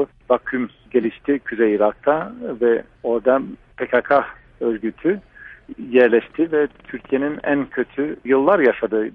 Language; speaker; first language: Turkish; non-native, fluent; English